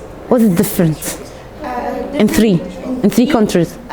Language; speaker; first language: English; non-native, fluent; Arabic